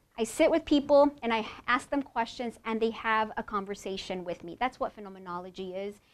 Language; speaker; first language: English; native; English